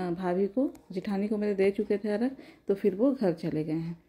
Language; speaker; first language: Hindi; native; Hindi